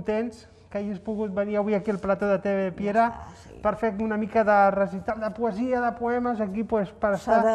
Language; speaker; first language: Catalan; native; Catalan